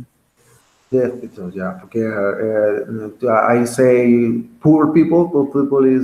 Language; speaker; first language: English; non-native, learner; Spanish